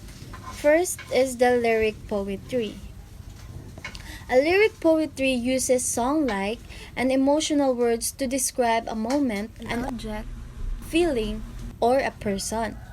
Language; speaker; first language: English; non-native, fluent; Filipino